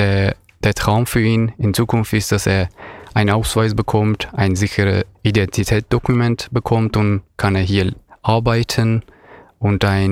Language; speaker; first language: German; non-native, fluent; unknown